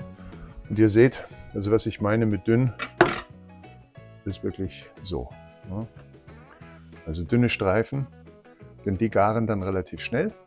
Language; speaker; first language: German; native; German